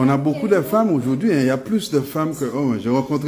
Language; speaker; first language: French; non-native, local second language; English